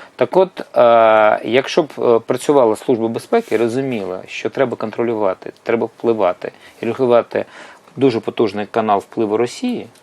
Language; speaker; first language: Ukrainian; non-native, local second language; Russian